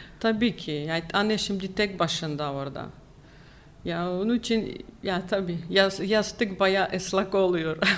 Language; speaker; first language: Turkish; non-native, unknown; Ukrainian